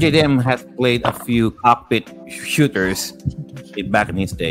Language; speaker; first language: English; non-native, local second language; Filipino